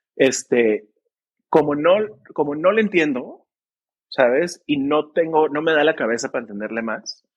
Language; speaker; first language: Spanish; native; Spanish